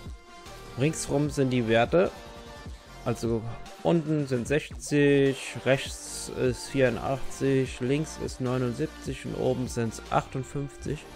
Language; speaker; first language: German; native; German